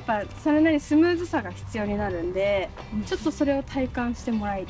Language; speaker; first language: Japanese; native; Japanese